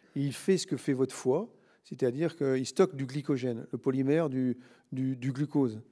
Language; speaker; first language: French; native; French